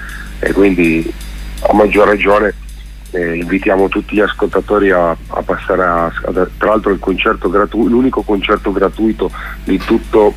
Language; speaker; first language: Italian; native; Italian